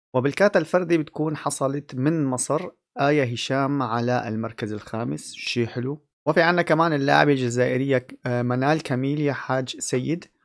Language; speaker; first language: Arabic; native; Arabic